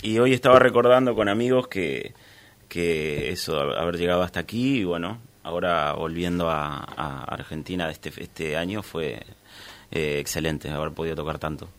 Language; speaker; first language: Spanish; native; Spanish